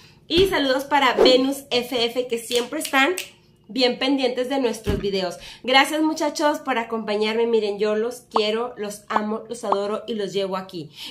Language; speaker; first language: Spanish; native; Spanish